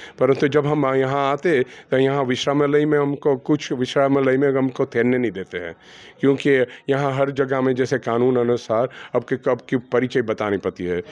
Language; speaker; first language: Hindi; non-native, fluent; Gujarati